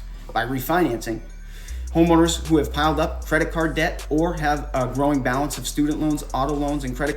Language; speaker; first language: English; native; English